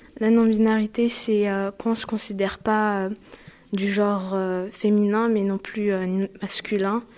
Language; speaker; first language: French; non-native, fluent; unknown